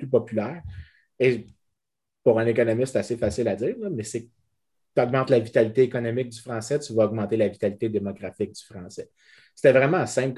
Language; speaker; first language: French; native; French